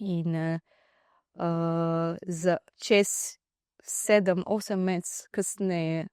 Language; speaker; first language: Slovenian; non-native, learner; Divehi